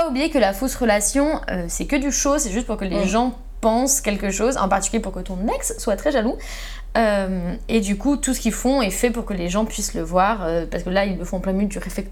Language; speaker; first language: French; native; French